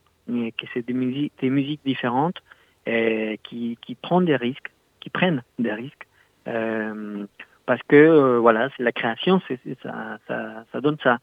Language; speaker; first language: French; non-native, fluent; Spanish